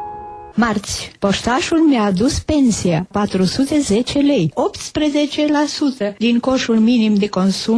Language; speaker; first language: Romanian; native; Romanian